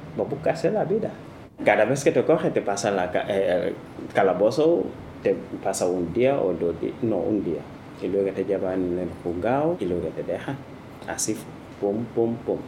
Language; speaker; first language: Spanish; non-native, fluent; Wolof